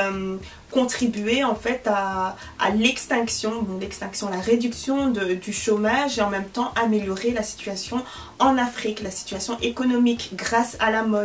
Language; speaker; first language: French; early bilingual, other home language; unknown